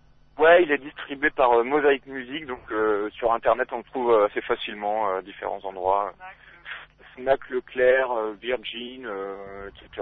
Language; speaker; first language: French; native; French